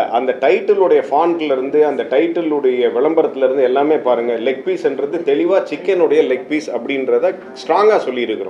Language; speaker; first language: Tamil; native; Tamil